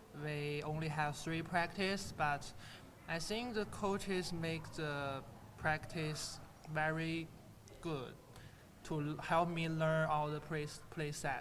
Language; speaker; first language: English; non-native, learner; Chinese